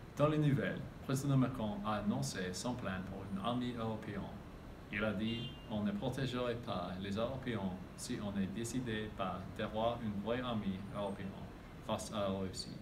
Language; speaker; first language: French; non-native, learner; English